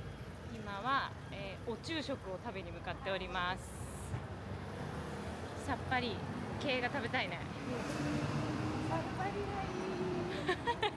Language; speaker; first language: Japanese; native; Japanese